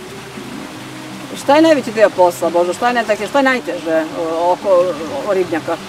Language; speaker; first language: Croatian; native; Croatian